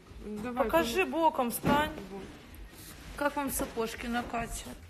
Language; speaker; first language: Russian; native; Russian